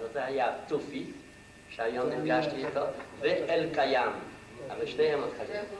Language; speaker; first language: Hebrew; non-native, fluent; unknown